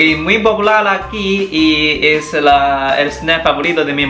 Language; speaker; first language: Spanish; non-native, learner; Chinese